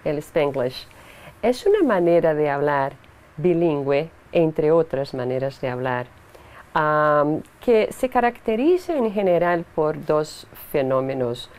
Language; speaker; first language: Spanish; non-native, fluent; Portuguese